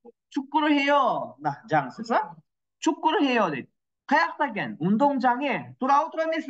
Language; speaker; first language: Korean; non-native, fluent; Kyrgyz